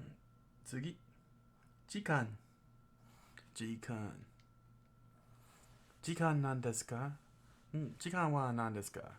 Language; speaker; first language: Japanese; non-native, learner; English